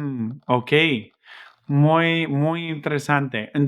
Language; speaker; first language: Spanish; non-native, fluent; English